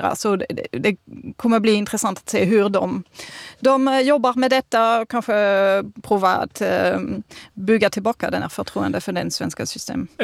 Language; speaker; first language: Swedish; non-native, fluent; French